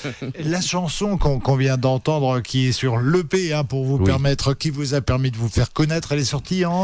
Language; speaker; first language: French; native; French